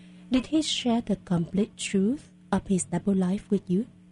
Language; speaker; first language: English; non-native, fluent; Vietnamese